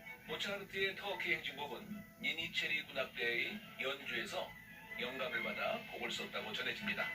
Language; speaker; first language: Korean; native; Korean